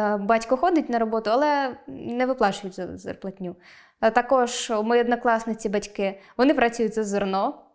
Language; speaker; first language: Ukrainian; non-native, local second language; Russian